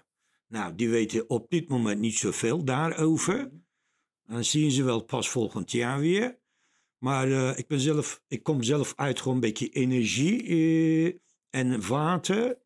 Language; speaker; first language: Dutch; non-native, learner; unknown